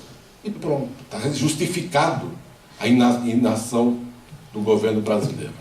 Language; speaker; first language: Portuguese; native; Portuguese